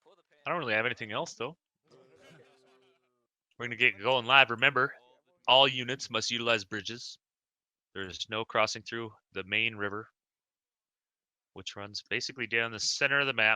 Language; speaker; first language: English; native; English